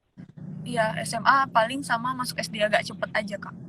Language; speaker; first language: Indonesian; native; Indonesian